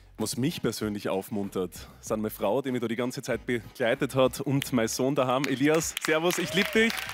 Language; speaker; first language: German; native; German